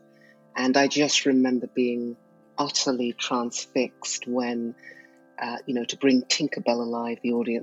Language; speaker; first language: English; native; English